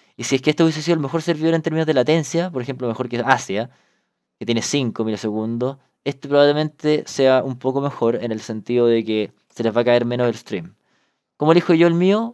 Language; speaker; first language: Spanish; native; Spanish